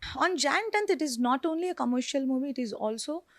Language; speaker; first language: English; non-native, local second language; Telugu